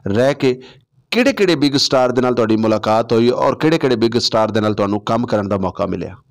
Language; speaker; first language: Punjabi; non-native, local second language; Saraiki